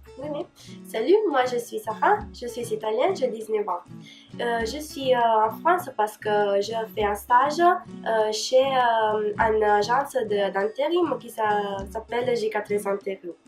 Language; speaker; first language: French; non-native, fluent; Italian